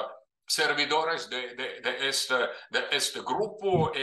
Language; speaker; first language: Spanish; non-native, fluent; Russian